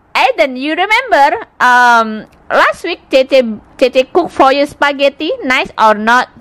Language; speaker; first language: English; non-native, learner; Indonesian